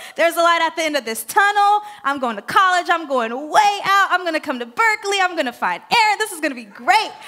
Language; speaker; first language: English; non-native, fluent; Haitian Creole